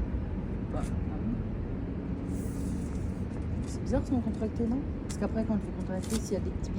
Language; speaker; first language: French; native; French